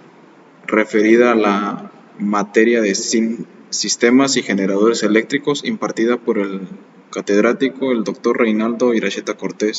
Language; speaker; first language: Spanish; native; Spanish